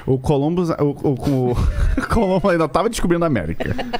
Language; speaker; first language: Portuguese; native; Portuguese